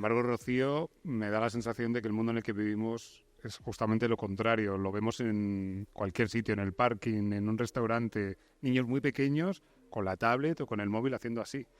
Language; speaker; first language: Spanish; native; Spanish